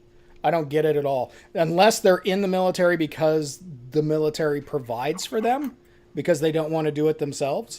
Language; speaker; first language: English; native; English